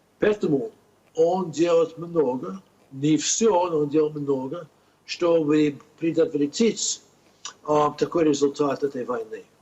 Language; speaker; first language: Russian; non-native, fluent; English